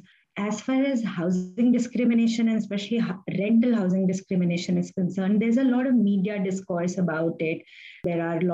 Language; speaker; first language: English; non-native, local second language; Hindi